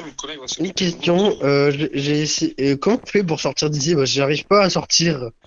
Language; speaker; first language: French; native; French